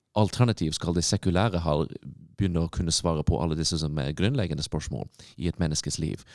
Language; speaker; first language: Norwegian; non-native, fluent; English